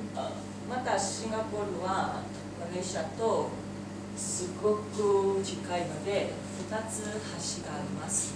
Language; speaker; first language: Japanese; non-native, learner; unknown